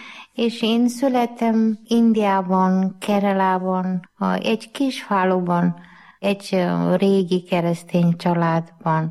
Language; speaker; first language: Hungarian; non-native, learner; Malayalam